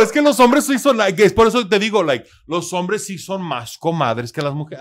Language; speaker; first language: Spanish; early bilingual, heritage; Spanish